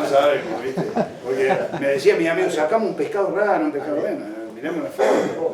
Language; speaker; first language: Spanish; native; Spanish